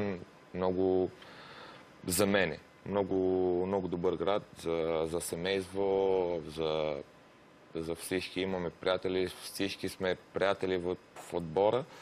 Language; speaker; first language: Bulgarian; non-native, learner; Romanian